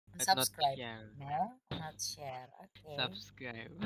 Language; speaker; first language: English; non-native, fluent; Indonesian